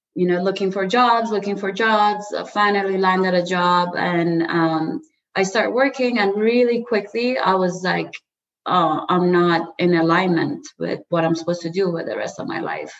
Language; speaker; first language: English; early bilingual, other home language; Persian